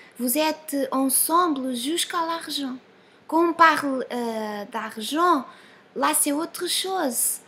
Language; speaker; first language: French; non-native, fluent; Portuguese